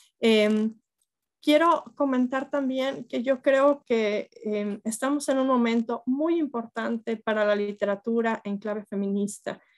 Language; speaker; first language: Spanish; native; Spanish